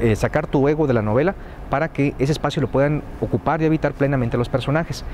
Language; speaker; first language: Spanish; native; Spanish